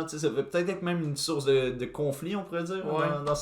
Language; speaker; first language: French; native; French